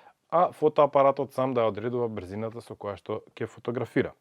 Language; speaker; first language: Macedonian; native; Macedonian